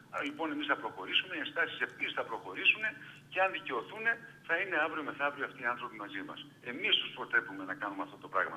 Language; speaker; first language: Greek; native; Greek